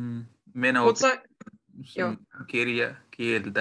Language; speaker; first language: Finnish; non-native, learner; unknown